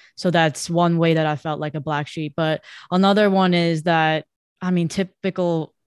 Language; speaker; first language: English; early bilingual, other home language; Korean